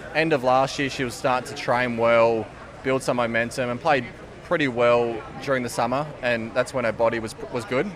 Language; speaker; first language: English; native; English